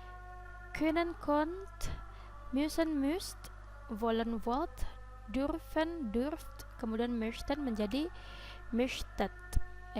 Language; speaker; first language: German; non-native, fluent; Indonesian